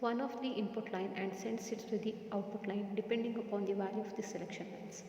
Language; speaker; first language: English; non-native, local second language; Kannada